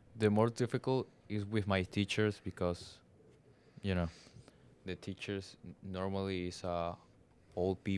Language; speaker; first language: English; non-native, learner; Spanish